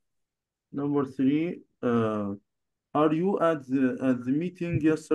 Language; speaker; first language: English; non-native, learner; Arabic